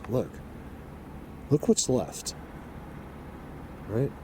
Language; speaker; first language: English; native; English